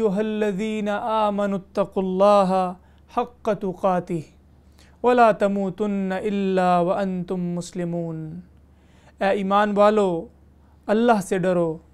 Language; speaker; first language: Urdu; native; Urdu